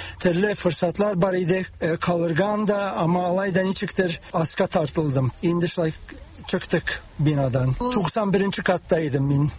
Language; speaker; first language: Tatar; early bilingual, heritage; Tatar